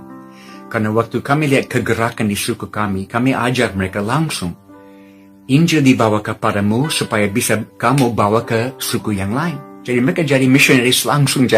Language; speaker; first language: Indonesian; non-native, fluent; English